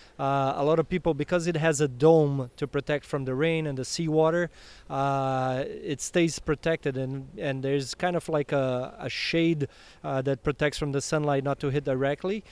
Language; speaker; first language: English; non-native, fluent; Portuguese